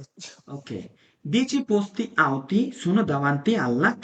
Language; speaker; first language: Italian; non-native, fluent; Bangla